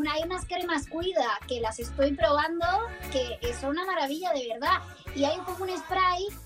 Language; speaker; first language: Spanish; native; Spanish